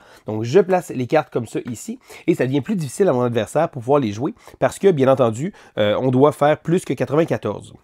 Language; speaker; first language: French; native; French